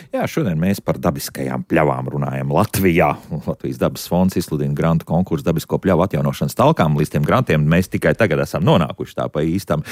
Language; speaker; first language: Latvian; native; Latvian